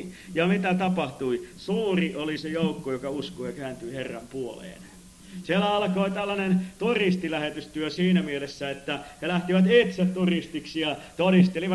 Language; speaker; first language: Finnish; native; Finnish